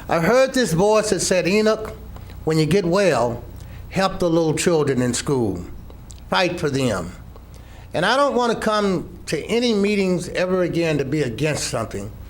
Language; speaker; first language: English; native; English